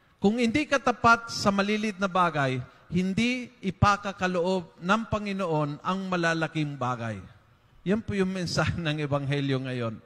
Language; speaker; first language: Filipino; non-native, fluent; Spanish